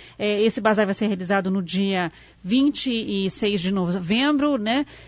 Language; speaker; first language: Portuguese; native; Portuguese